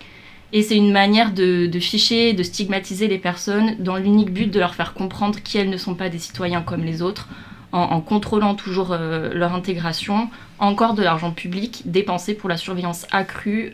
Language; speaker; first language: French; native; French